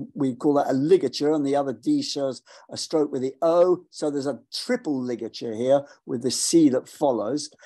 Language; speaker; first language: English; native; English